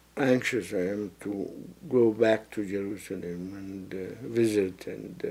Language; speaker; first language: English; non-native, fluent; Arabic